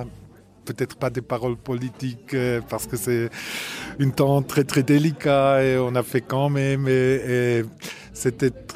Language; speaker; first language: French; non-native, local second language; German